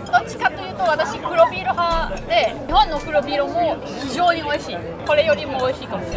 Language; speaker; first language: Japanese; non-native, fluent; German